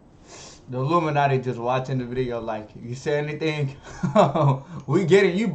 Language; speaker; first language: English; native; English